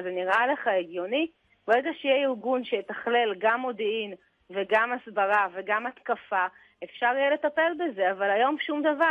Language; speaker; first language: Hebrew; native; Hebrew